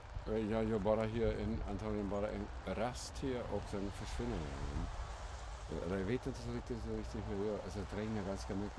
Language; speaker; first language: Swedish; non-native, fluent; German